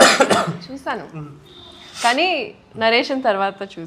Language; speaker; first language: Telugu; non-native, local second language; Urdu